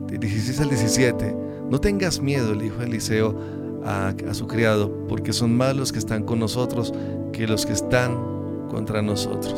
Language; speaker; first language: Spanish; native; Spanish